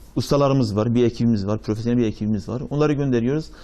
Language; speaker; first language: Turkish; native; Turkish